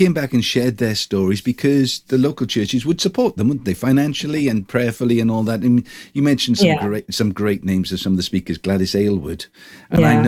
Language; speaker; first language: English; native; English